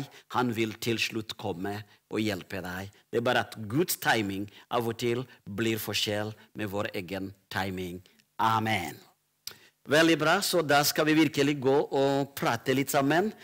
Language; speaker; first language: Swedish; non-native, learner; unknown